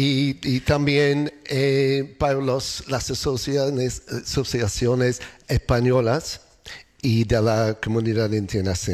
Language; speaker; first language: Spanish; non-native, learner; English